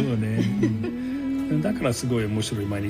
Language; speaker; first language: Japanese; non-native, learner; English